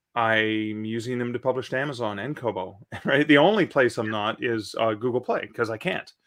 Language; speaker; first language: English; native; English